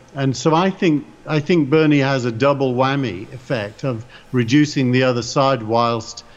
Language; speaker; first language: English; native; English